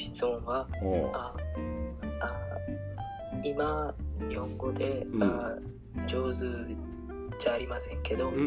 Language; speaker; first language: Japanese; non-native, learner; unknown